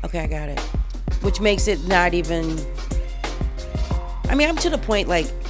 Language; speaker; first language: English; native; English